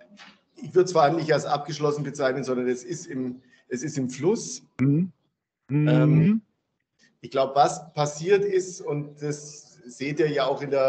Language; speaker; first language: German; native; German